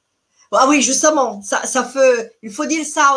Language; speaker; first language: French; non-native, fluent; Italian